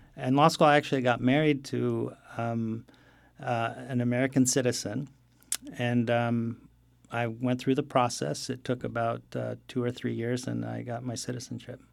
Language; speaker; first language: English; non-native, fluent; Arabic